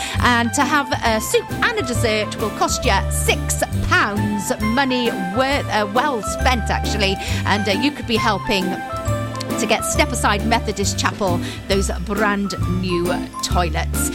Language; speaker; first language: English; native; English